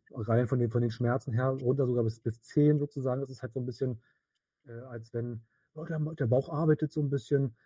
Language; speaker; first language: German; native; German